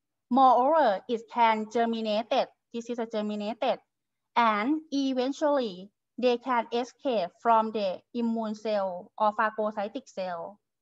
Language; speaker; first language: English; non-native, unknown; Thai